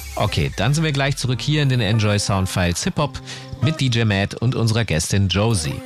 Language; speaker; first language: German; native; German